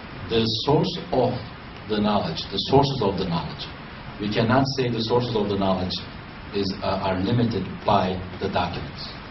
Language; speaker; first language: English; non-native, fluent; Turkish